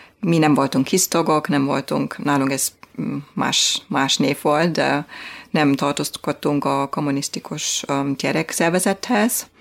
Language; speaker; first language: Hungarian; non-native, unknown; German